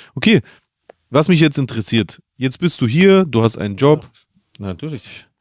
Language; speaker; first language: German; early bilingual, other home language; Greek